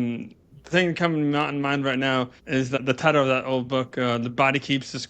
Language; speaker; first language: English; native; English